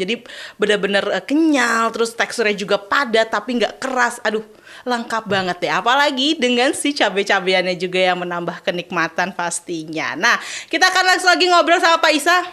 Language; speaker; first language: Indonesian; native; Indonesian